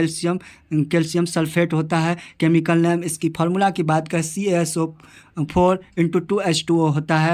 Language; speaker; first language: Hindi; native; Hindi